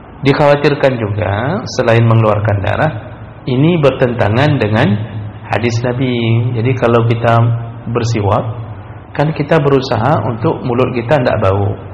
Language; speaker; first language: Malay; non-native, local second language; Achinese